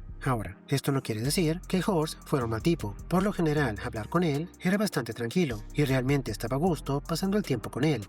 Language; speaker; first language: Spanish; native; Spanish